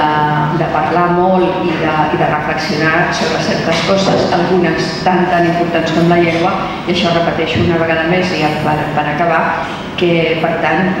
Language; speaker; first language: Catalan; non-native, local second language; Spanish